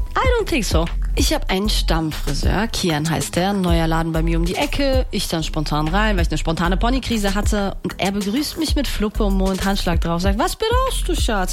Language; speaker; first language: German; early bilingual, other home language; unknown